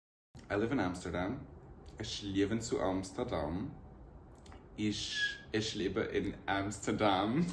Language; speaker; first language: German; non-native, local second language; Portuguese